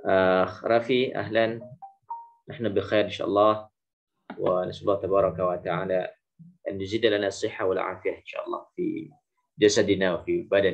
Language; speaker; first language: Arabic; non-native, fluent; Indonesian